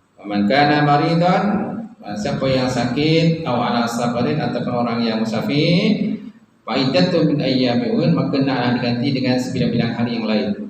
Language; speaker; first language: Malay; native; Malay